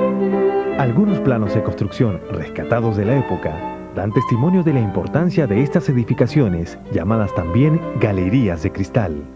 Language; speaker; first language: Spanish; native; Spanish